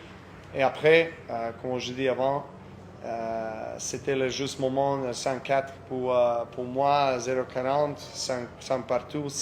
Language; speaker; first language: French; non-native, fluent; Serbian